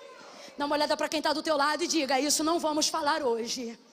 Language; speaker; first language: Portuguese; native; Portuguese